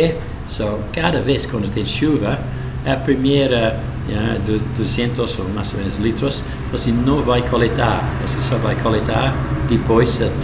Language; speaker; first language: Portuguese; non-native, learner; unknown